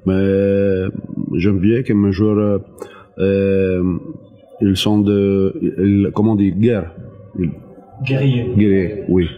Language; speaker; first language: French; non-native, learner; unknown